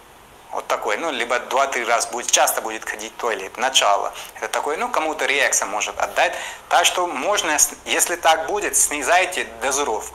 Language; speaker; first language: Russian; non-native, local second language; Kyrgyz